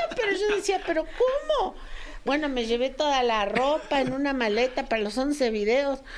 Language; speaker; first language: Spanish; native; Spanish